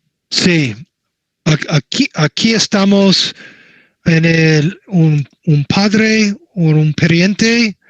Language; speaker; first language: Spanish; non-native, learner; English